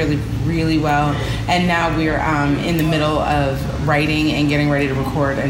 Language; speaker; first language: English; native; English